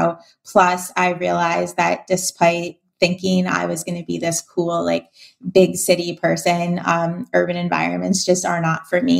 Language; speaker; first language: English; native; English